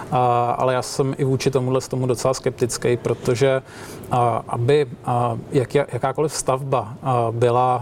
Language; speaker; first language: Czech; native; Czech